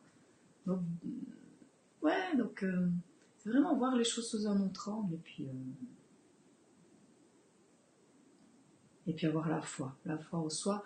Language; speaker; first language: French; native; French